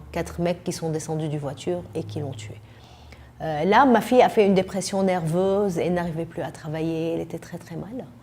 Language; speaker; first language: French; non-native, fluent; Arabic